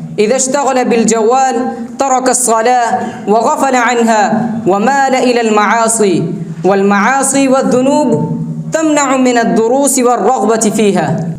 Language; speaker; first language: Arabic; non-native, learner; Urdu